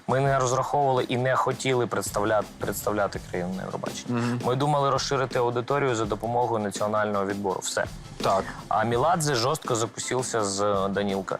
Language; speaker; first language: Ukrainian; non-native, local second language; Russian